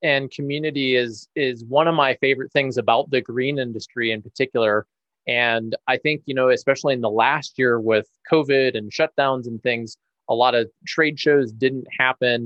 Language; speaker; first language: English; native; English